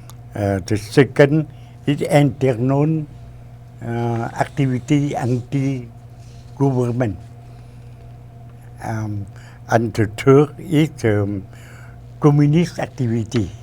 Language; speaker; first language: English; non-native, learner; Vietnamese